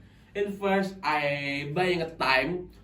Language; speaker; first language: English; non-native, local second language; Indonesian